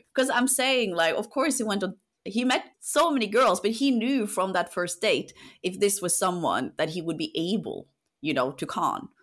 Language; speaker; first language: English; non-native, fluent; Norwegian